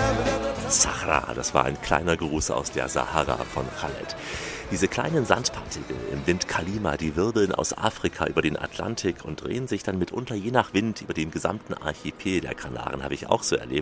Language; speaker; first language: German; native; German